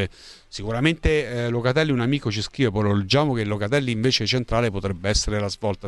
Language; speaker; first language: Italian; native; Italian